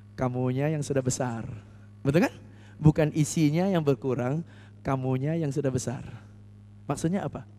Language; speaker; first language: Indonesian; non-native, fluent; English